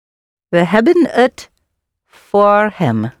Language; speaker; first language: Dutch; non-native, learner; English